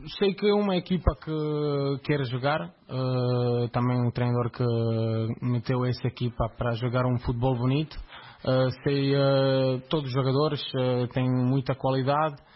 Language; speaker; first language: Portuguese; non-native, fluent; Croatian